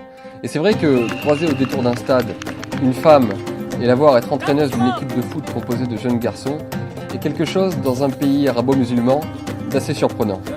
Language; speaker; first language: French; native; French